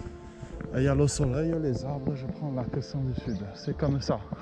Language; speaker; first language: French; native; French